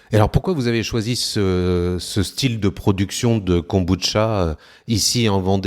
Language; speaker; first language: French; native; French